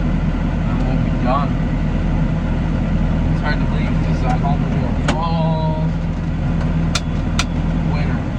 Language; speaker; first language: English; native; English